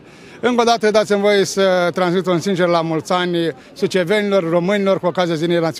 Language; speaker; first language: Romanian; native; Romanian